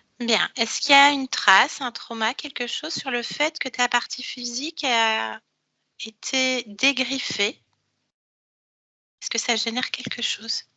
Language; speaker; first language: French; native; French